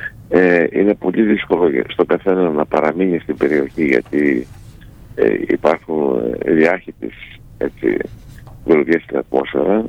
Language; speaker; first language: Greek; native; Greek